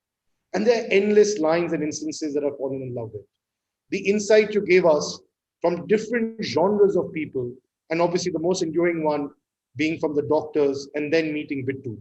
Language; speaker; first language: English; non-native, local second language; Hindi